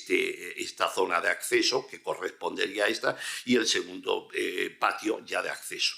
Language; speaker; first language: Spanish; native; Spanish